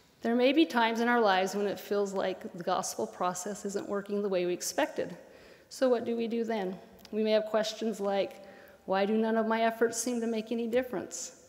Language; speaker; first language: English; native; English